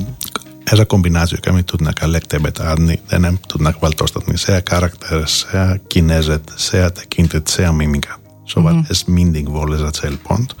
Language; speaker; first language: Hungarian; non-native, fluent; Greek